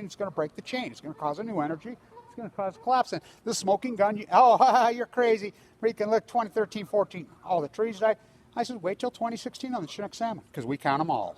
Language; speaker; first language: English; native; English